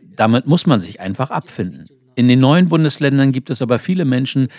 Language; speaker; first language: German; non-native, fluent; Ukrainian